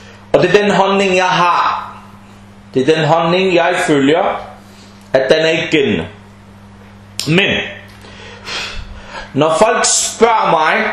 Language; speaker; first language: Danish; early bilingual, other home language; Arabic